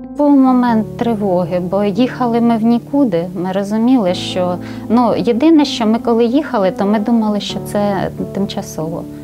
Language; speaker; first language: Ukrainian; native; Ukrainian